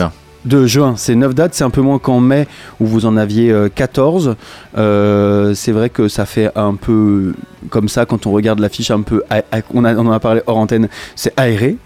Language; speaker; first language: French; native; French